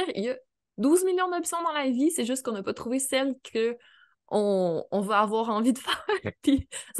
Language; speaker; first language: French; native; French